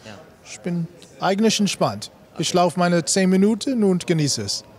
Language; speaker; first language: German; non-native, learner; English